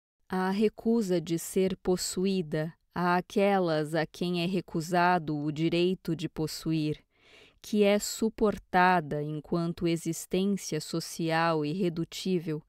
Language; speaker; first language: Portuguese; native; Portuguese